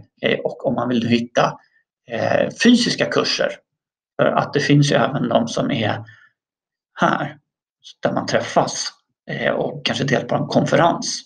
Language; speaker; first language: Swedish; native; Swedish